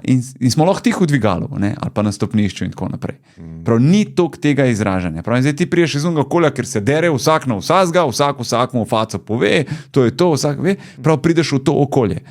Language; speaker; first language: Slovenian; early bilingual, other home language; Bosnian